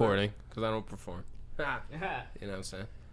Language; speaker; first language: English; native; English